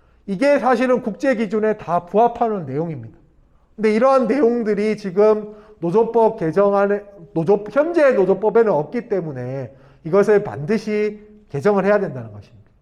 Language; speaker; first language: Korean; native; Korean